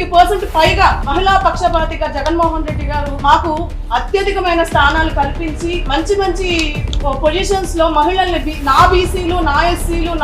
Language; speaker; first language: Telugu; native; Telugu